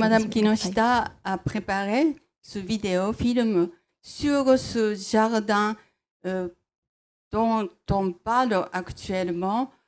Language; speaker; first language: French; non-native, fluent; Japanese